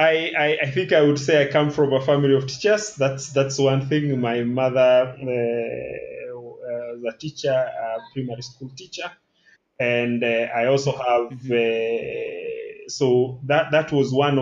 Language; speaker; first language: English; non-native, local second language; Kikuyu